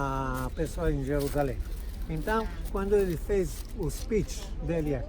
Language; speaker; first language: Portuguese; non-native, learner; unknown